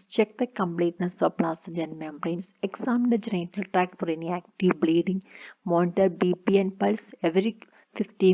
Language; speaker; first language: English; non-native, local second language; Malayalam